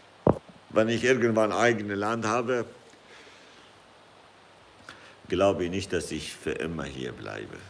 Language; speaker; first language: German; non-native, fluent; Kurdish